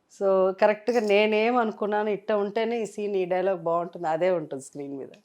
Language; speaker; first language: Telugu; native; Telugu